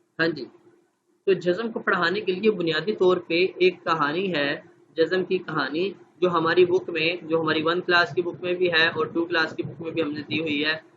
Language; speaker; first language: Urdu; non-native, local second language; Punjabi